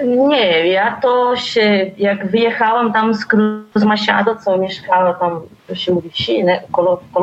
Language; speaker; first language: Polish; early bilingual, heritage; Polish